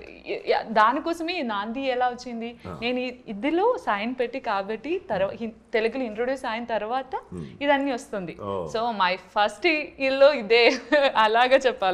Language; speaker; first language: Telugu; non-native, learner; Malayalam